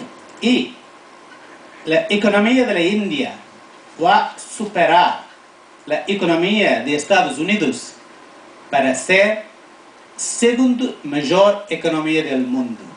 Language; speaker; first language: Spanish; non-native, fluent; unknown